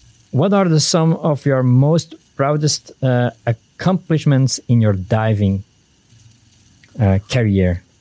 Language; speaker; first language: English; non-native, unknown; Dutch